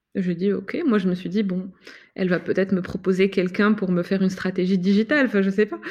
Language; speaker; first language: French; non-native, fluent; Arabic